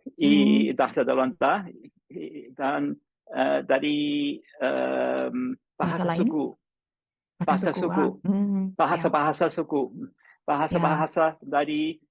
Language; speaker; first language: Indonesian; non-native, learner; English